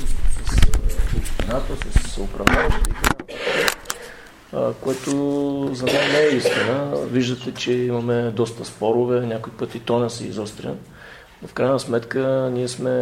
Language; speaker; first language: Bulgarian; native; Bulgarian